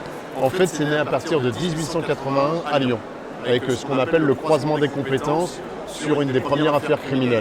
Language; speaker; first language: French; native; French